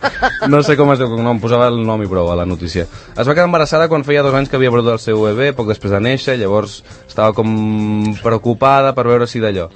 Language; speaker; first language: Catalan; native; Catalan